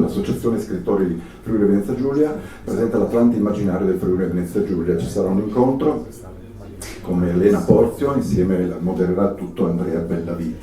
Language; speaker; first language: Italian; native; Italian